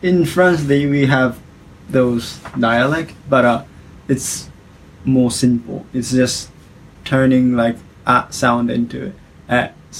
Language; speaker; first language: English; non-native, fluent; Japanese